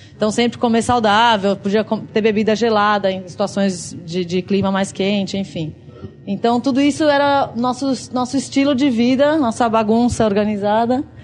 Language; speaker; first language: Portuguese; native; Portuguese